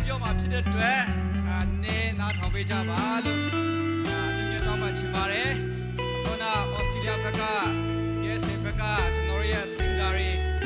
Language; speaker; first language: Burmese; non-native, local second language; Hakha Chin